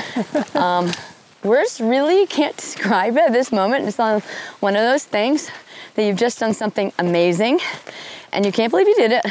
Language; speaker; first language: English; native; English